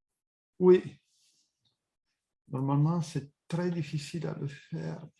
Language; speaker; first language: French; non-native, fluent; Italian